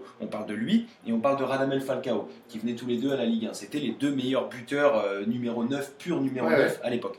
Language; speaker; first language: French; native; French